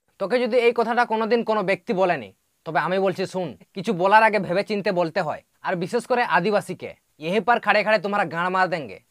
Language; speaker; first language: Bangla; non-native, local second language; Santali